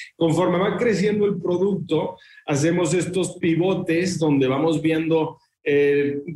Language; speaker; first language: Spanish; native; Spanish